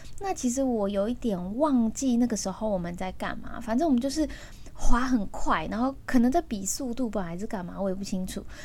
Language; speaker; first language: Chinese; early bilingual, heritage; Chinese